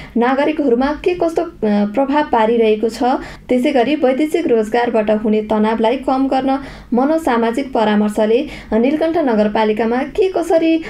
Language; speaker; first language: Nepali; native; Nepali